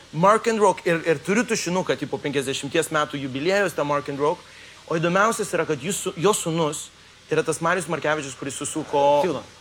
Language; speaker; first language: Lithuanian; early bilingual, heritage; Lithuanian